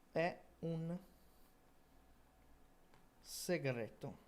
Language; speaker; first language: Italian; non-native, fluent; Portuguese